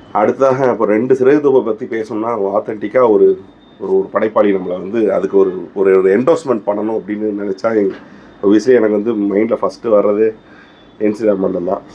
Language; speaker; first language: Tamil; native; Tamil